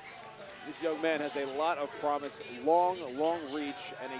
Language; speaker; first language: English; native; English